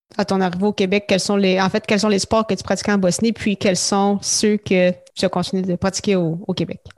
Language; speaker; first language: French; native; French